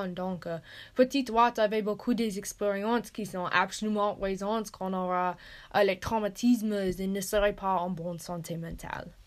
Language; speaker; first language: French; non-native, learner; English